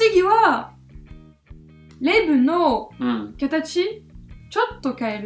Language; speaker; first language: Japanese; non-native, fluent; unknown